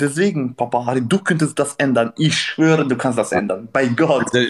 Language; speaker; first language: German; non-native, learner; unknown